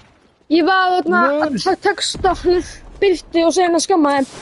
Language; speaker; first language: Icelandic; early bilingual, heritage; Icelandic